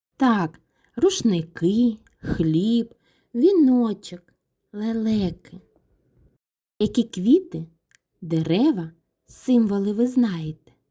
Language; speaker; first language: Ukrainian; native; Ukrainian